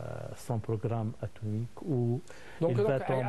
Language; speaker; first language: French; non-native, fluent; Arabic